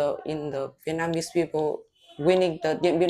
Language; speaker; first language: English; non-native, learner; Vietnamese